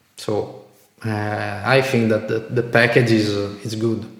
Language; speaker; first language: English; non-native, fluent; Italian